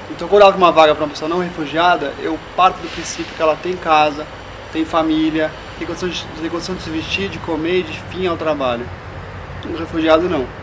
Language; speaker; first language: Portuguese; native; Portuguese